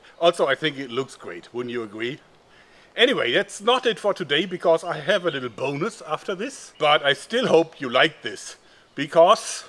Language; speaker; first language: English; non-native, fluent; German